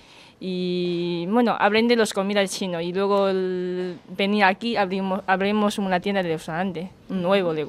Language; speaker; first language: Spanish; non-native, learner; Chinese